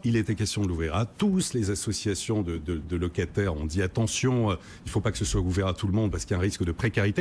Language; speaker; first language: French; native; French